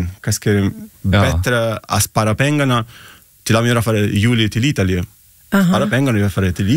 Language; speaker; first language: Icelandic; non-native, learner; Italian